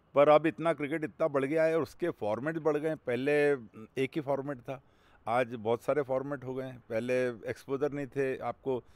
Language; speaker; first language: Hindi; native; Hindi